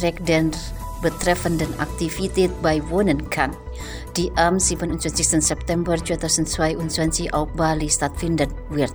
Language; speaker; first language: German; non-native, fluent; Indonesian